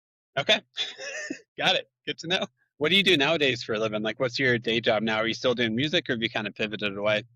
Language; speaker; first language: English; native; English